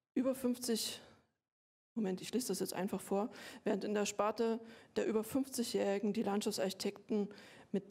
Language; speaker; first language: German; native; German